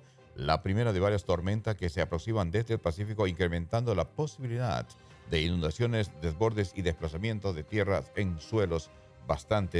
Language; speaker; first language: Spanish; native; Spanish